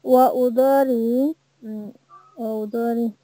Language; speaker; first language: Arabic; non-native, learner; Bangla